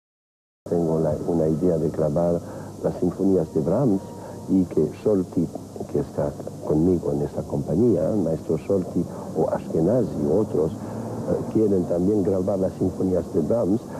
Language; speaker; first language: Spanish; non-native, fluent; French